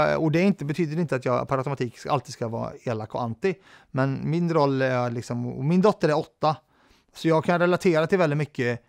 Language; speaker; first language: Swedish; early bilingual, other home language; Arabic